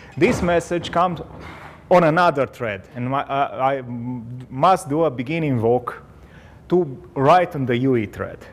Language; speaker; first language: English; non-native, fluent; Romanian